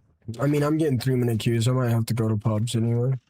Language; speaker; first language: English; native; English